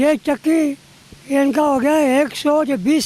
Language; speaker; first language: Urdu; non-native, local second language; Northern Hindko